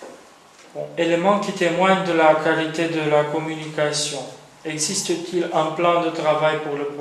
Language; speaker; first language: French; non-native, fluent; Romanian